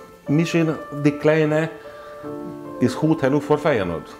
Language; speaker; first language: Dutch; non-native, learner; Hungarian